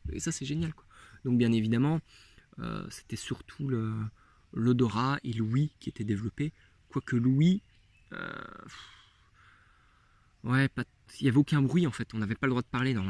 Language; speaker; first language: French; native; French